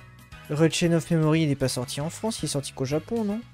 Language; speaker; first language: French; native; French